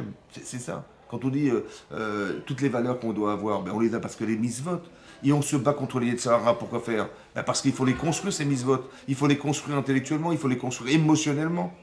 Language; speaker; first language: French; native; French